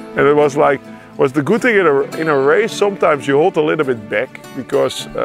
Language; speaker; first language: English; non-native, fluent; Dutch